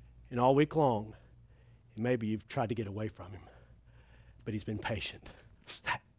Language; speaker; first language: English; native; English